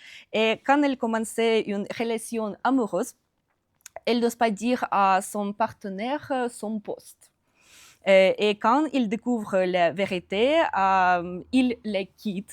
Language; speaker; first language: French; non-native, fluent; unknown